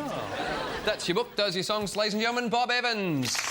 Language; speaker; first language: English; native; English